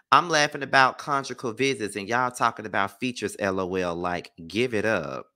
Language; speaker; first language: English; native; English